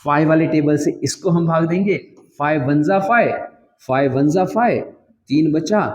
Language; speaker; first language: Hindi; non-native, local second language; Kannada